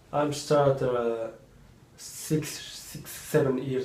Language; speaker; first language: English; non-native, learner; Japanese